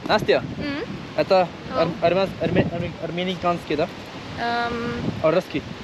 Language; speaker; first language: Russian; non-native, learner; Hindi